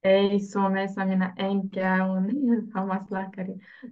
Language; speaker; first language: Finnish; non-native, learner; Russian